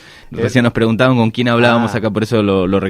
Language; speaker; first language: Spanish; native; Spanish